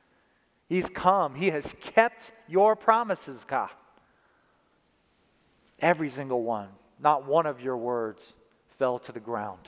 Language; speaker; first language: English; native; English